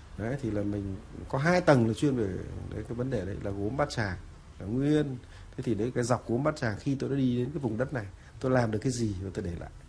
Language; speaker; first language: Vietnamese; native; Vietnamese